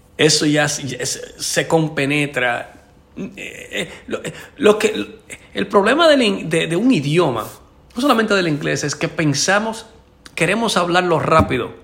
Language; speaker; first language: Spanish; native; Spanish